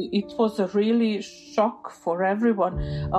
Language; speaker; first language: English; non-native, fluent; Bosnian